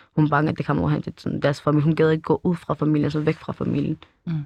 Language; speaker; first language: Danish; early bilingual, other home language; Kurdish